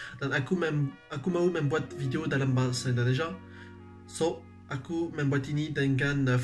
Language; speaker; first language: Indonesian; non-native, learner; French